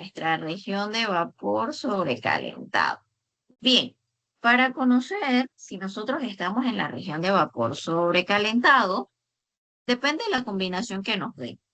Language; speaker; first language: Spanish; native; Spanish